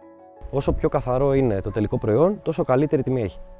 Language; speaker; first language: Greek; native; Greek